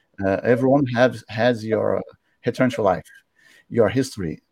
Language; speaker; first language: English; non-native, learner; Portuguese